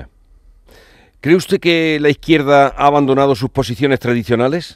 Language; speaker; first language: Spanish; native; Spanish